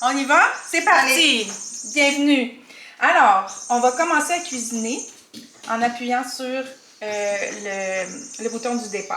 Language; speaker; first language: French; native; French